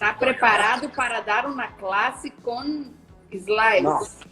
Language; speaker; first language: Spanish; non-native, learner; Portuguese